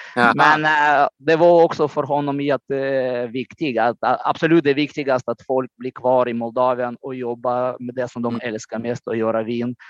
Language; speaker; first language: Swedish; non-native, fluent; Romanian